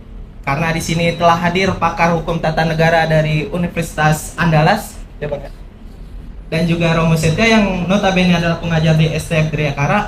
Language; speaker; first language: Indonesian; native; Indonesian